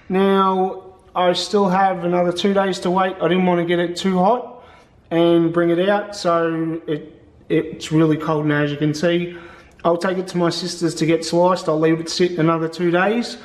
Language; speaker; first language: English; native; English